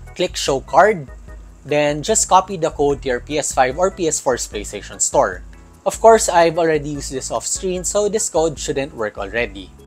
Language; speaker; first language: English; non-native, local second language; Filipino